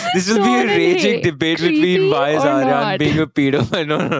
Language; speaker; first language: English; non-native, local second language; Hindi